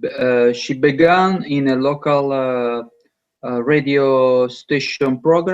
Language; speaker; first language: English; non-native, learner; Italian